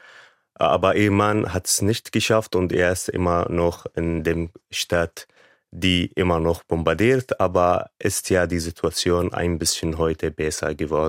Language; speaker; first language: German; non-native, fluent; Arabic